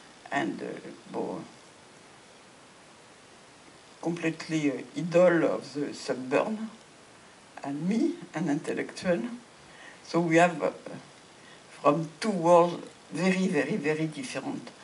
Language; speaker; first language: English; non-native, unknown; French